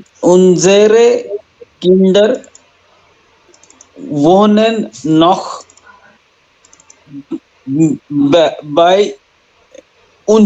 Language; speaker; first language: German; non-native, learner; Hindi